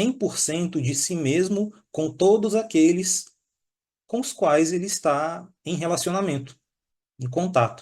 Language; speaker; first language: Portuguese; native; Portuguese